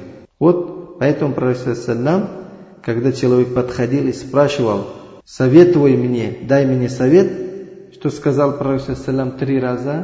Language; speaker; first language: Russian; non-native, learner; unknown